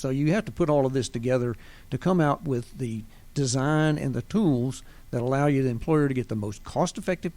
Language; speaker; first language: English; native; English